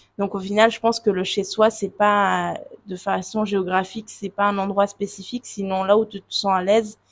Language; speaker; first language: French; native; French